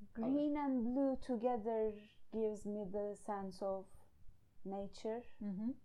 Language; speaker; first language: English; non-native, fluent; Turkish